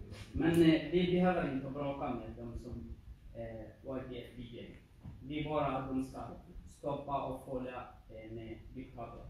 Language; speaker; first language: Swedish; non-native, learner; Tigrinya